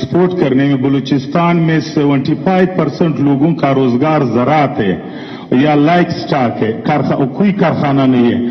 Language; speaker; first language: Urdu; non-native, local second language; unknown